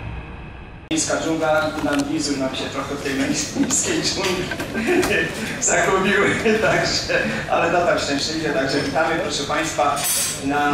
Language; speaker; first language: Polish; native; Polish